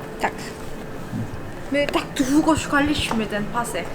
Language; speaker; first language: Polish; non-native, learner; Korean